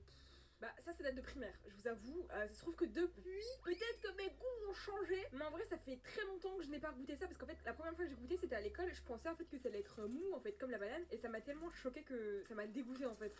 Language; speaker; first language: French; native; French